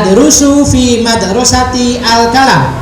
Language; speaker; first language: Arabic; non-native, fluent; Indonesian